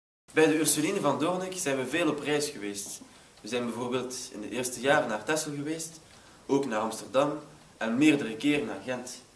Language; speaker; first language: Dutch; non-native, local second language; French